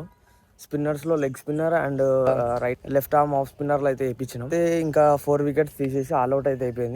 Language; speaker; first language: Telugu; native; Telugu